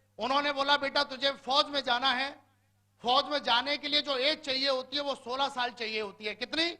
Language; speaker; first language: Hindi; native; Hindi